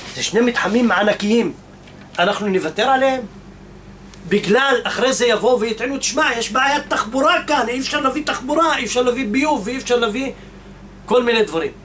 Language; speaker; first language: Hebrew; non-native, local second language; Arabic